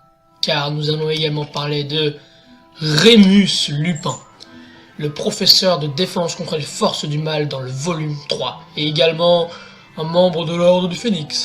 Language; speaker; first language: French; native; French